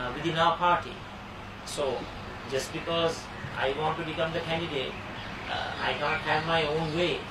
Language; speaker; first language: English; non-native, local second language; Sinhala